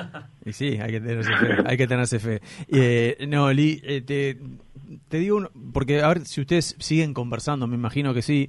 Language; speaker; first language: Spanish; native; Spanish